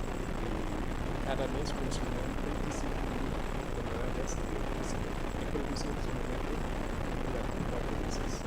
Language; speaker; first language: Spanish; non-native, fluent; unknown